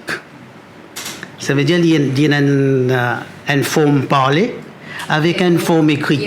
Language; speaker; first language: French; non-native, local second language; Morisyen